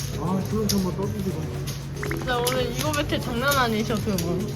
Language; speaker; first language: Korean; native; Korean